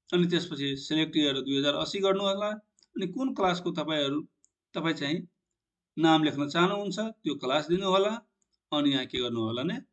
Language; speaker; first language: Nepali; non-native, local second language; Maithili